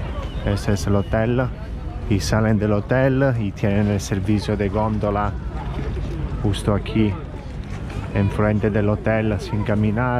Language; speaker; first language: Spanish; non-native, fluent; Italian